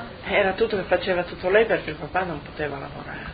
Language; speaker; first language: Italian; native; Italian